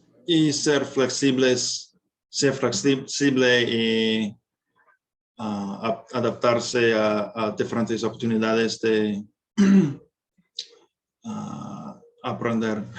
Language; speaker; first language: Spanish; non-native, fluent; English